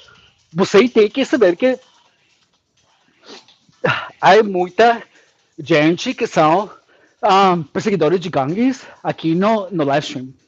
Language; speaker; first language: Portuguese; non-native, learner; English